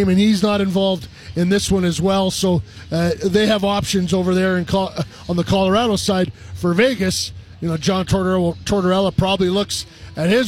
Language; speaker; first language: English; native; English